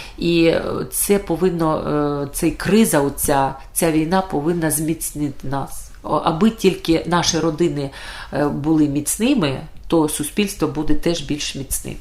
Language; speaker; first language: Ukrainian; native; Ukrainian